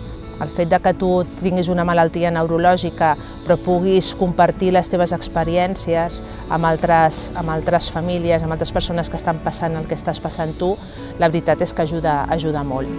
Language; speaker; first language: Catalan; native; Catalan